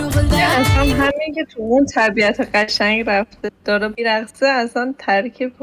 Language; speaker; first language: Persian; native; Persian